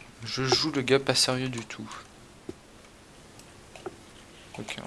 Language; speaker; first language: French; native; French